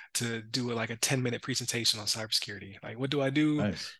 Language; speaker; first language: English; native; English